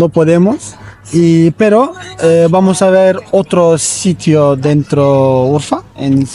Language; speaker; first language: Spanish; non-native, learner; Turkish